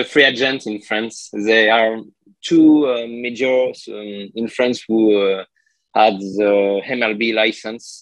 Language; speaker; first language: English; non-native, learner; French